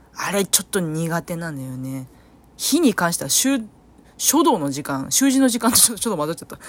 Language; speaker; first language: Japanese; early bilingual, other home language; Vietnamese